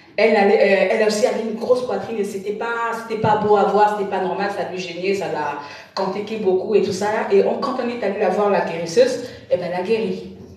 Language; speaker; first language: French; non-native, local second language; Lingala